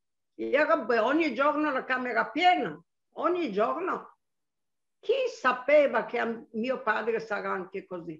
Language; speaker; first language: Italian; non-native, local second language; Arabic